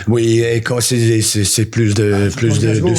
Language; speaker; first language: French; non-native, learner; English